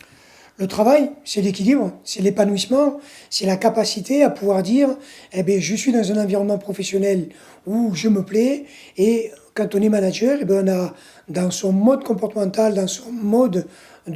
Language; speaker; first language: French; native; French